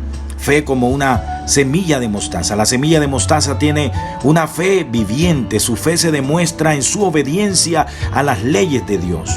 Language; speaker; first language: Spanish; native; Spanish